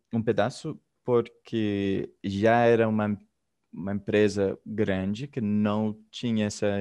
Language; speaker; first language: Portuguese; non-native, fluent; Spanish